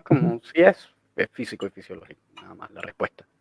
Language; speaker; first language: Spanish; native; Spanish